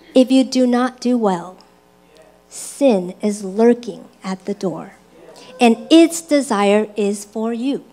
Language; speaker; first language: English; early bilingual, other home language; Chinese